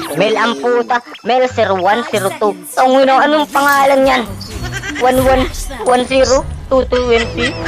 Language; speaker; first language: Filipino; non-native, local second language; Cebuano